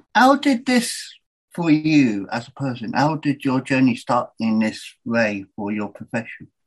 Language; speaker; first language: English; native; English